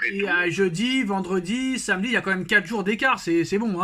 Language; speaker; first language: French; native; French